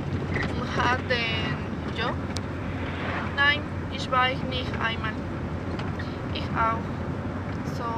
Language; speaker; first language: German; non-native, learner; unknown